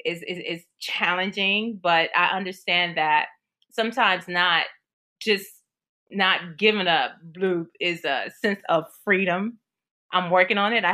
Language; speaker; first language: English; native; English